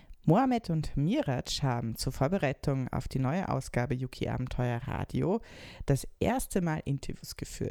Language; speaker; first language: German; native; German